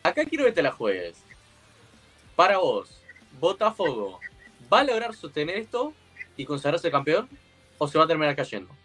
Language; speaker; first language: Spanish; native; Spanish